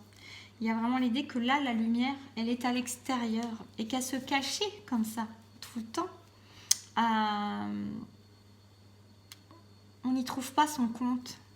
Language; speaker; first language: French; native; French